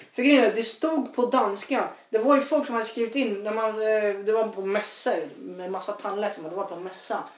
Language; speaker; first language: Swedish; native; Swedish